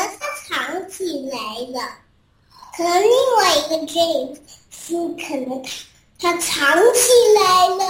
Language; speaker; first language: Chinese; early bilingual, heritage; Chinese